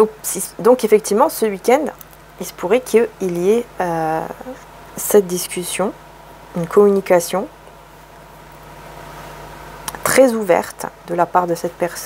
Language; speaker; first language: French; native; French